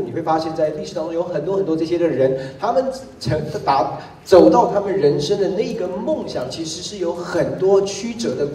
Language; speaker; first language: Chinese; native; Chinese